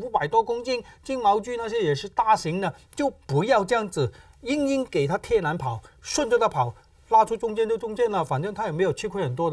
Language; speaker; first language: Chinese; native; Chinese